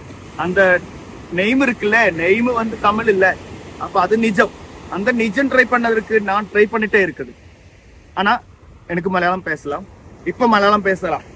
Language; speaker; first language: Tamil; non-native, learner; Malayalam